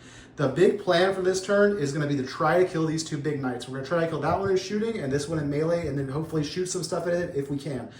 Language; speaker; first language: English; native; English